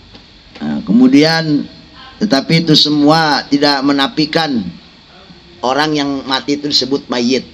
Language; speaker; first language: Indonesian; native; Indonesian